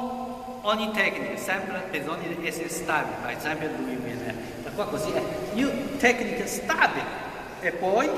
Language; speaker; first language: Italian; non-native, learner; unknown